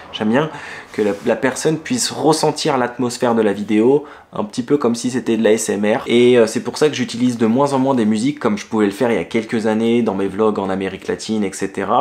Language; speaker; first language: French; native; French